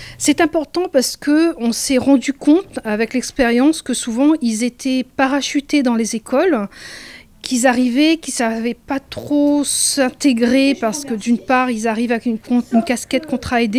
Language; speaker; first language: French; native; French